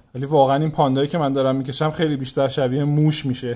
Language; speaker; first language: Persian; native; Persian